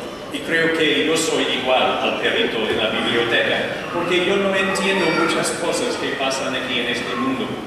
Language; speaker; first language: Spanish; non-native, fluent; English